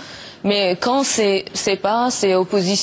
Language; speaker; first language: French; non-native, learner; Persian